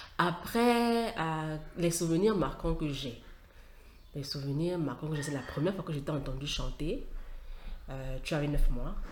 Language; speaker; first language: French; native; French